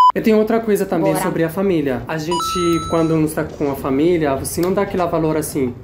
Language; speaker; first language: Portuguese; non-native, fluent; Arabic